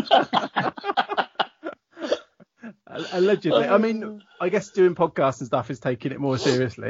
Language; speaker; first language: English; native; English